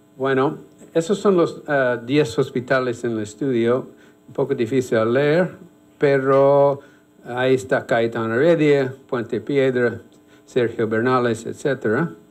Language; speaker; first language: Spanish; non-native, fluent; English